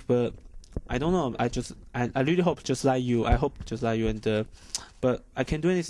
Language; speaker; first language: English; non-native, learner; Chinese